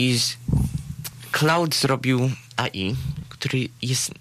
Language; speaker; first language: Polish; early bilingual, heritage; Polish